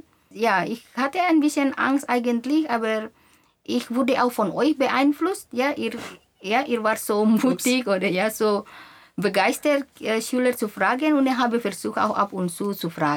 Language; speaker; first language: German; non-native, fluent; Indonesian